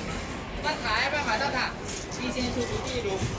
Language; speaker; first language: Chinese; non-native, local second language; Cantonese